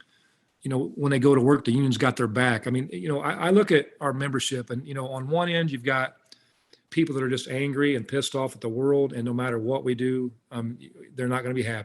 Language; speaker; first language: English; native; English